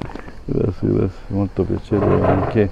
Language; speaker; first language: Italian; non-native, learner; Spanish